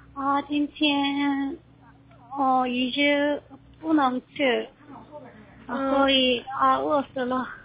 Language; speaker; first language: Chinese; non-native, learner; Korean